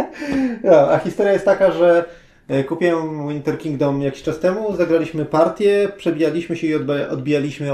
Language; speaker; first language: Polish; native; Polish